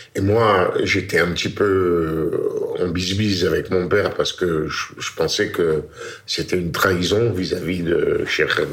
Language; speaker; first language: French; native; French